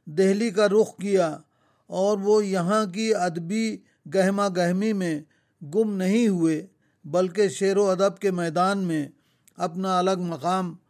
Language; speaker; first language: Urdu; native; Urdu